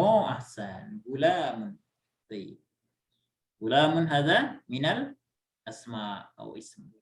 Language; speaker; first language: Arabic; non-native, fluent; Indonesian